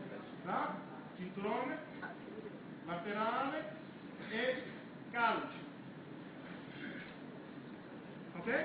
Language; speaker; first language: Italian; non-native, learner; Romanian